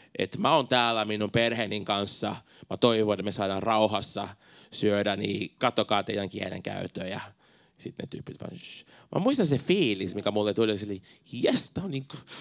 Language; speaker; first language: Finnish; non-native, fluent; Portuguese